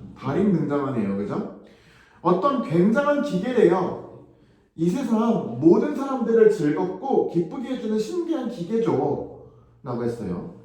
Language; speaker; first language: Korean; native; Korean